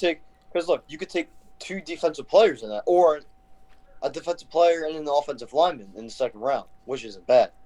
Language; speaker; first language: English; native; English